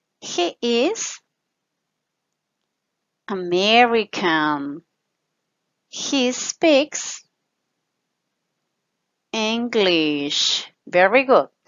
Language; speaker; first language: English; non-native, fluent; Spanish